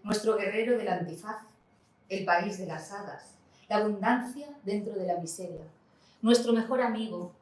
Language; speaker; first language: Spanish; non-native, local second language; Catalan